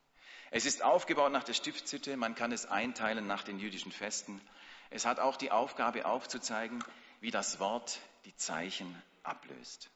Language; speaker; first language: German; native; German